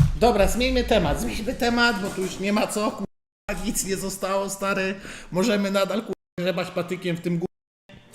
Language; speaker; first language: Polish; native; Polish